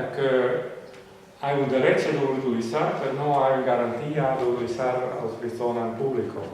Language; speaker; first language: Spanish; non-native, fluent; Western Frisian